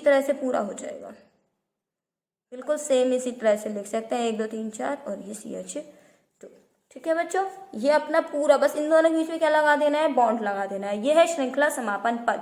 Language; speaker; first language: Hindi; native; Hindi